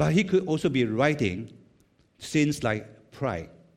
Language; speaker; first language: English; non-native, local second language; Chinese